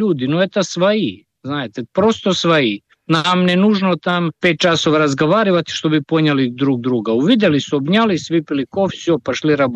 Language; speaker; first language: Russian; non-native, fluent; Serbian